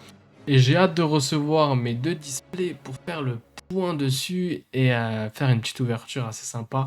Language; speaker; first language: French; native; French